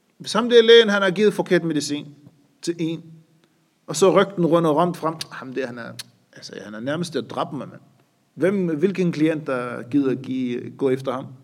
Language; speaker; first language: Danish; non-native, fluent; Arabic